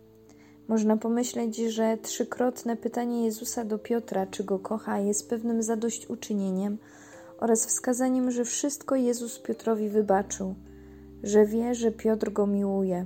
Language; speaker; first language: Polish; native; Polish